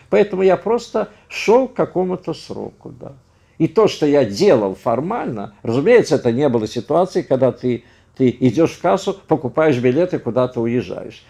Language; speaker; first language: Russian; native; Russian